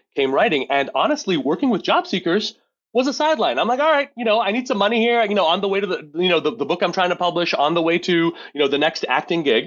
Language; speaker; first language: English; native; English